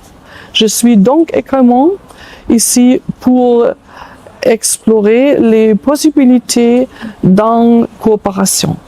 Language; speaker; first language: French; non-native, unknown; German